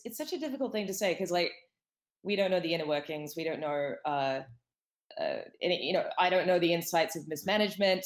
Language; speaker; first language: English; native; English